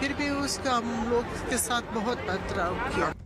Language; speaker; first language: Hindi; non-native, learner; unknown